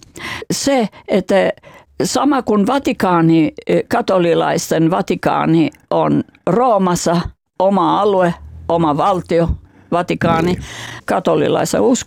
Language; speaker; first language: Finnish; non-native, fluent; Albanian